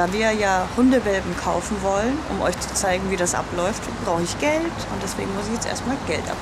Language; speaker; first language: German; native; German